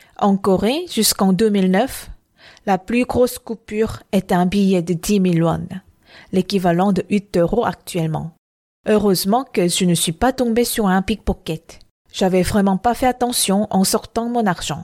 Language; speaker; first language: French; non-native, fluent; Korean